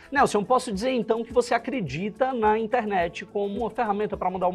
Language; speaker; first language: Portuguese; native; Portuguese